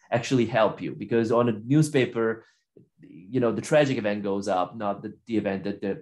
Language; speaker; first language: English; non-native, fluent; Italian